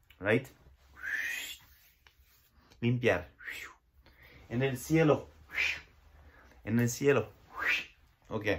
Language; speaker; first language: Spanish; non-native, learner; French